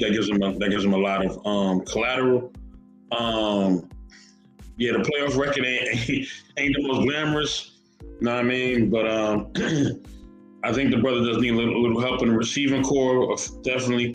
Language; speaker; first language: English; native; English